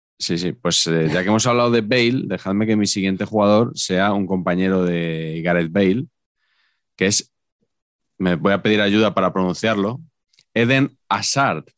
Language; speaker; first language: Spanish; native; Spanish